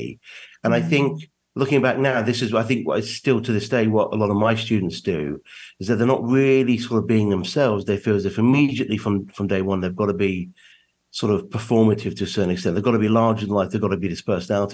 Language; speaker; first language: English; native; English